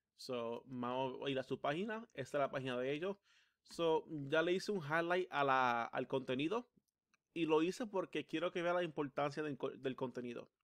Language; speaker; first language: Spanish; early bilingual, heritage; Spanish